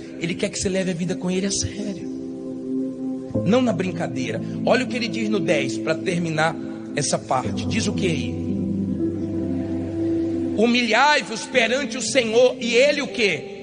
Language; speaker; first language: Portuguese; native; Portuguese